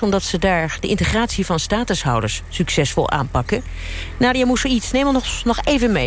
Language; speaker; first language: Dutch; native; Dutch